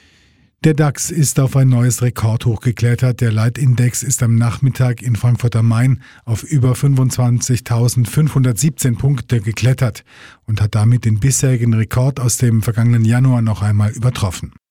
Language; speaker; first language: German; native; German